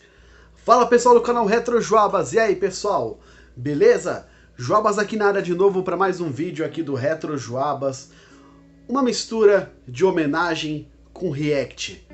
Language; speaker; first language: Portuguese; native; Portuguese